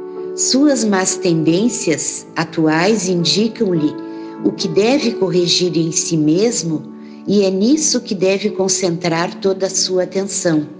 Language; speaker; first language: Portuguese; native; Portuguese